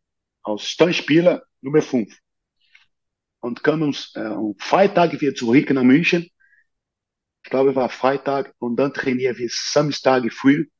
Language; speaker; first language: German; non-native, learner; Portuguese